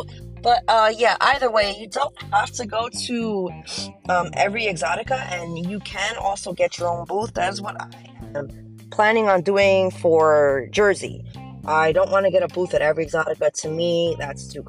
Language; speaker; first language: English; native; English